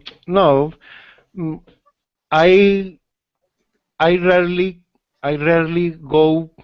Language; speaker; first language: English; non-native, learner; Spanish